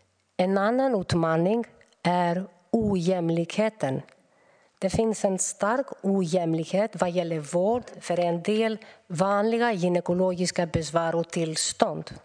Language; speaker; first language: Swedish; non-native, fluent; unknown